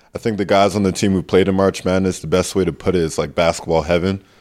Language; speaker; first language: English; native; English